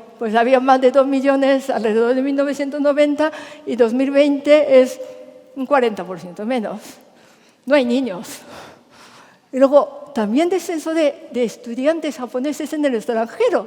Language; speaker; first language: Spanish; non-native, fluent; Japanese